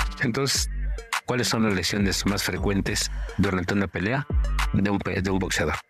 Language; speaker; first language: Spanish; native; Spanish